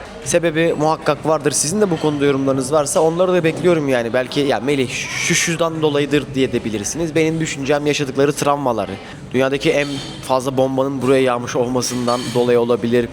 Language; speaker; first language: Turkish; native; Turkish